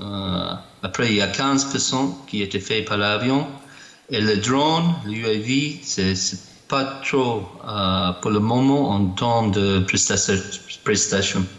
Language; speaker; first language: French; non-native, learner; English